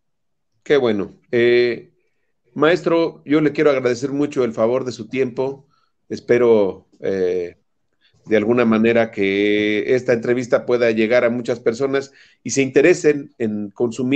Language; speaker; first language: Spanish; native; Spanish